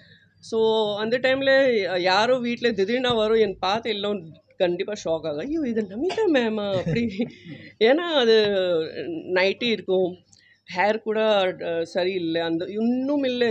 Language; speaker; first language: Tamil; non-native, learner; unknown